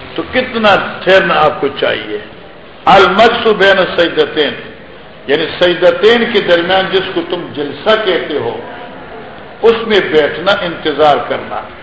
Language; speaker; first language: Urdu; non-native, local second language; Northern Hindko